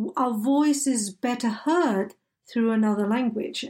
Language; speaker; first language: English; native; English